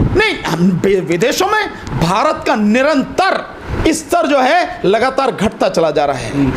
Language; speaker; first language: Hindi; native; Hindi